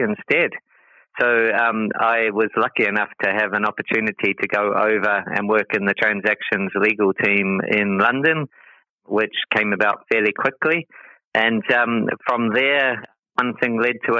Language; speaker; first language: English; native; English